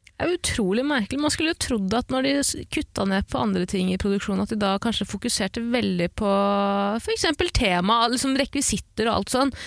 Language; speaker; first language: Norwegian; early bilingual, other home language; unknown